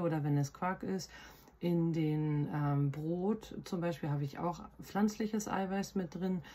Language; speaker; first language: German; native; German